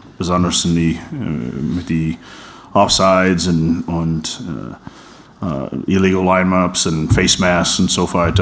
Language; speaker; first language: German; non-native, fluent; English